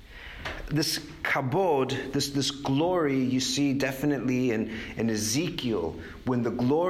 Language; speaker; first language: English; native; English